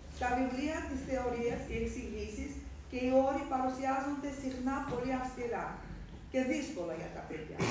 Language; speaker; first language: Greek; non-native, fluent; Russian